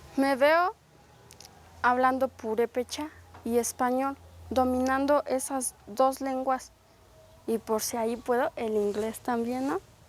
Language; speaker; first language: Spanish; non-native, local second language; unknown